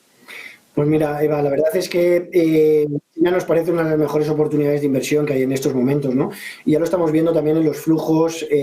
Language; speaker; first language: Spanish; native; Spanish